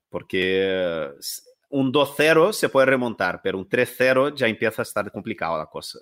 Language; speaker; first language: Spanish; non-native, fluent; Portuguese